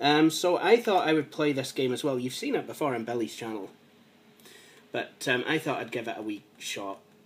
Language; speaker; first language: English; native; English